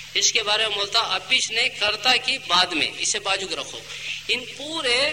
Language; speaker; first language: Urdu; native; Urdu